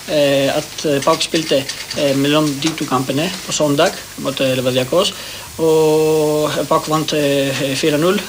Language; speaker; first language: Swedish; non-native, learner; Greek